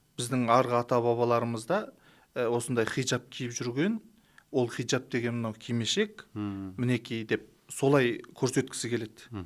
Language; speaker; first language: Kazakh; early bilingual, heritage; Kazakh